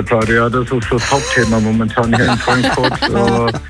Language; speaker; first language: German; native; German